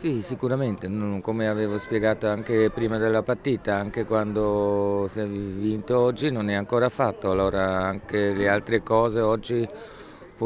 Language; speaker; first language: Italian; non-native, local second language; German